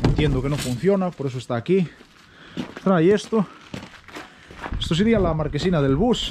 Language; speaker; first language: Spanish; native; Spanish